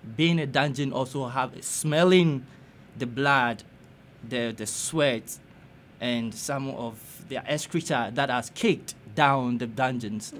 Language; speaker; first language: English; non-native, local second language; Ga